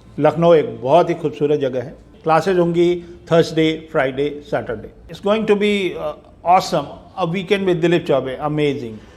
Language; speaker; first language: Hindi; native; Hindi